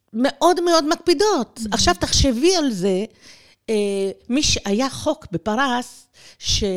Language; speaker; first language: Hebrew; early bilingual, other home language; Persian